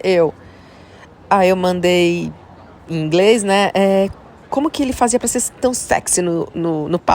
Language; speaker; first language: Portuguese; native; Portuguese